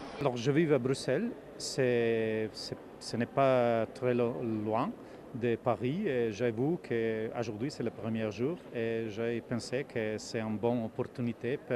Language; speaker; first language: French; non-native, fluent; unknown